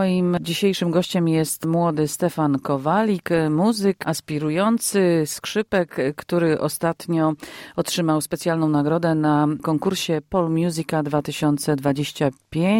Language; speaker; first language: Polish; native; Polish